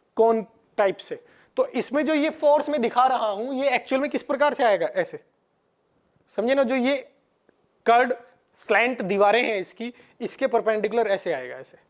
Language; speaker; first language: Hindi; non-native, local second language; Gujarati